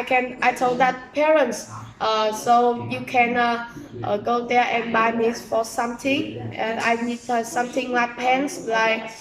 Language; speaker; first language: English; non-native, learner; Vietnamese